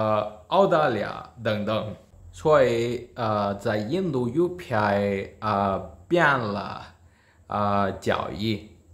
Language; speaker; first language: Chinese; non-native, learner; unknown